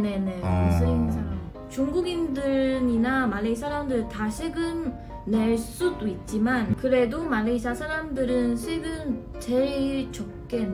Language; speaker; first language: Korean; non-native, fluent; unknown